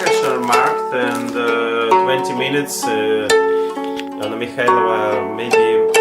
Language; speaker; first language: English; non-native, learner; Russian